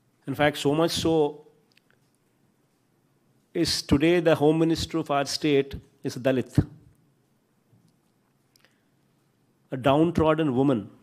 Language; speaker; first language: English; non-native, local second language; Telugu